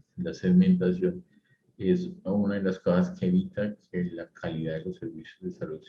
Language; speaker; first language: Spanish; native; Spanish